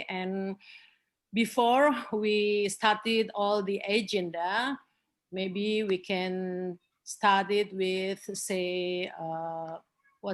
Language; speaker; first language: English; non-native, learner; Indonesian